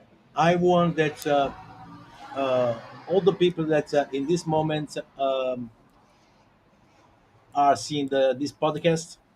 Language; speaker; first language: English; non-native, learner; Italian